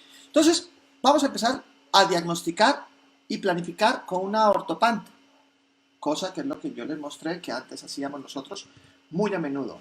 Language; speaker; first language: Spanish; native; Spanish